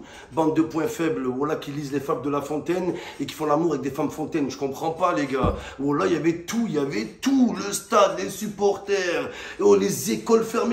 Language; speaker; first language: French; native; French